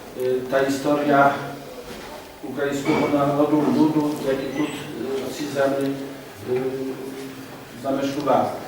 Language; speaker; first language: Polish; non-native, learner; Ukrainian